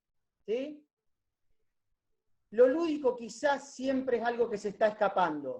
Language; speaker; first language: Spanish; native; Spanish